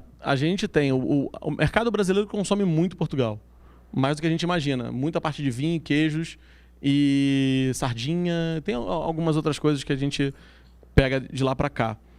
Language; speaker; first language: Portuguese; native; Portuguese